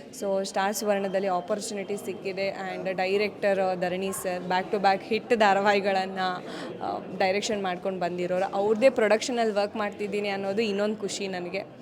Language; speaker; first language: Kannada; non-native, local second language; Konkani